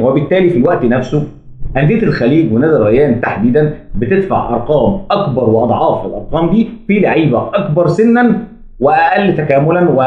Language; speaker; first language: Arabic; native; Arabic